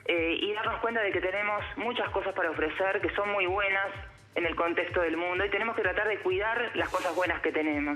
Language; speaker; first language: Spanish; native; Spanish